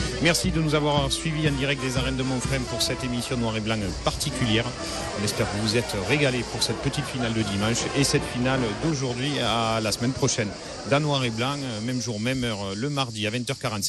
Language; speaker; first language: French; native; French